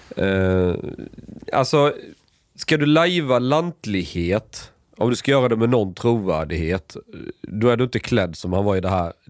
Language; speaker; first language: Swedish; native; Swedish